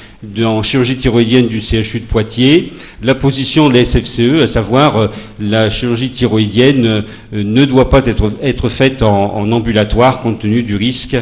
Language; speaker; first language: French; native; French